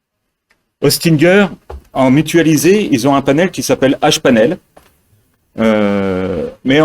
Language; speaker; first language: French; native; French